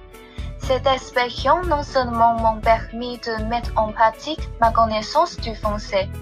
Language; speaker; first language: French; non-native, fluent; Chinese